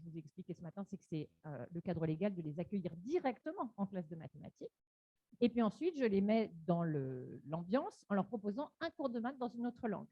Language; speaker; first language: French; native; French